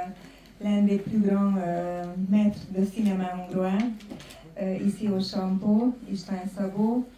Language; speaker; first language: French; non-native, fluent; Hungarian